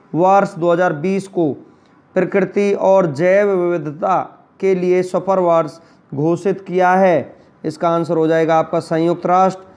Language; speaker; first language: Hindi; native; Hindi